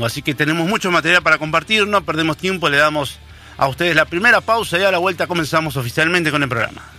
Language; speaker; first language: Spanish; native; Spanish